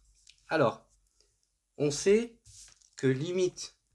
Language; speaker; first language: French; native; French